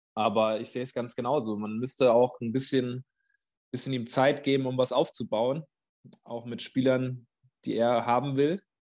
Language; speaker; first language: German; native; German